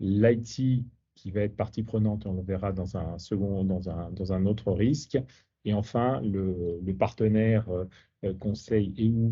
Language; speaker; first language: French; native; French